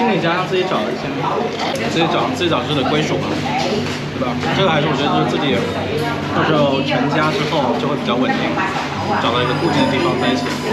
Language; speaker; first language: Chinese; early bilingual, heritage; Chinese